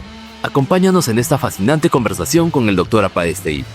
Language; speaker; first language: Spanish; native; Spanish